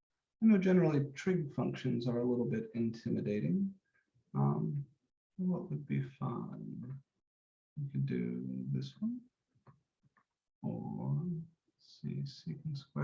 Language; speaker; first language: English; native; English